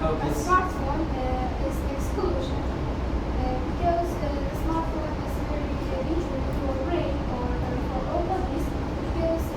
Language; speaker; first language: English; non-native, learner; Kurdish